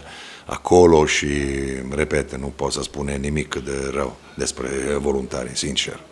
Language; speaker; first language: Romanian; non-native, fluent; Italian